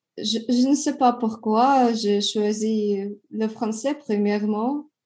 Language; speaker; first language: French; non-native, learner; Russian